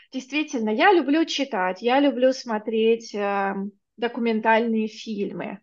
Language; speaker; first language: Russian; native; Russian